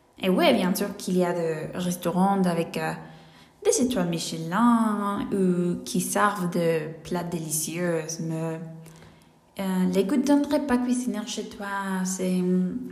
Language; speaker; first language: French; non-native, learner; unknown